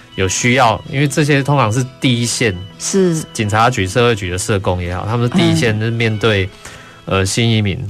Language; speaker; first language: Chinese; non-native, fluent; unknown